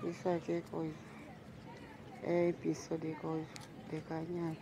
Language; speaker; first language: Portuguese; non-native, local second language; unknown